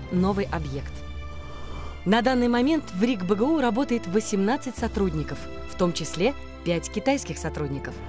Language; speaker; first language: Russian; native; Russian